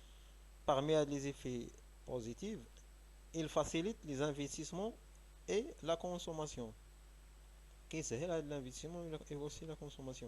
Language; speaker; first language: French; non-native, local second language; Arabic